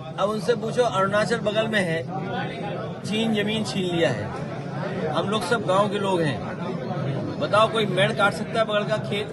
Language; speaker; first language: Hindi; native; Hindi